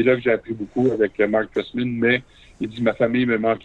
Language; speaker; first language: French; native; French